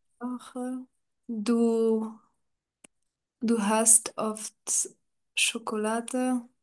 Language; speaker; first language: German; non-native, learner; French